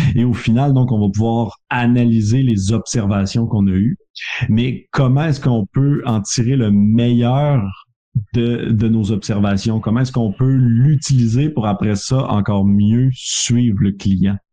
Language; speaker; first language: French; native; French